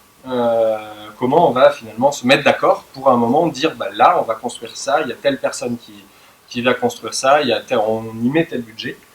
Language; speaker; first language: French; native; French